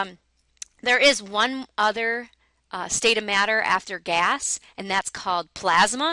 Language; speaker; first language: English; native; English